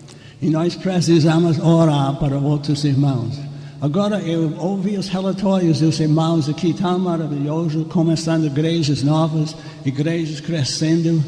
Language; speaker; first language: Portuguese; non-native, fluent; English